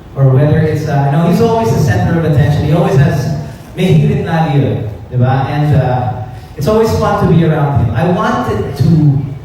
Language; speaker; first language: English; native; English